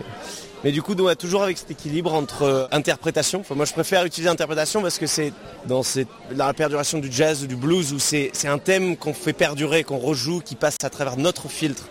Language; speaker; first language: French; native; French